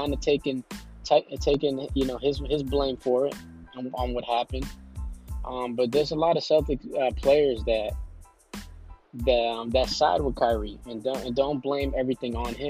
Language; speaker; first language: English; native; English